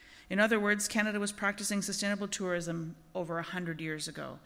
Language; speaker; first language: English; native; English